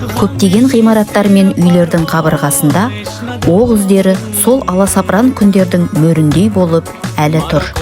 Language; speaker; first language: Kazakh; native; Kazakh